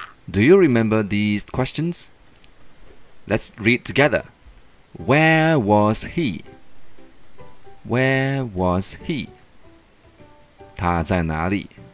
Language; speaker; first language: English; non-native, local second language; Chinese